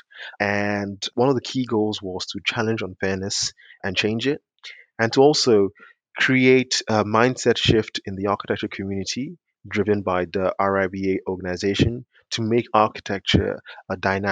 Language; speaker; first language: English; native; English